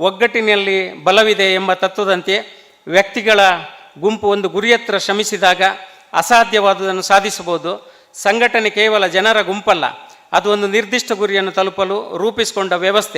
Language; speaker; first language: Kannada; native; Kannada